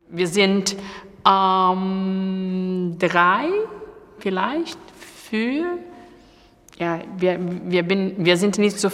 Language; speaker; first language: German; non-native, learner; Portuguese